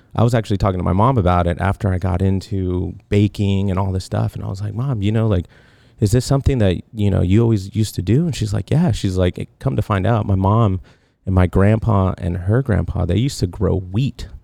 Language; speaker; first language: English; native; English